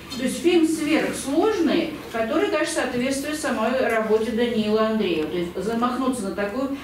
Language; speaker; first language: Russian; native; Russian